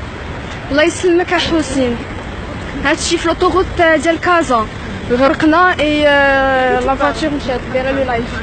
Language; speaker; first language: Arabic; native; Arabic